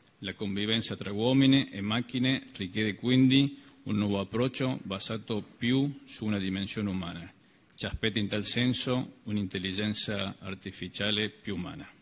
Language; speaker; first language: Italian; early bilingual, heritage; Italian